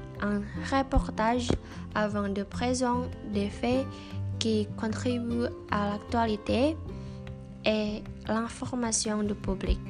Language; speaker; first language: French; non-native, learner; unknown